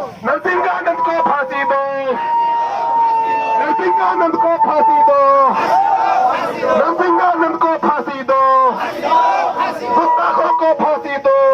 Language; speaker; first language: Hindi; native; Hindi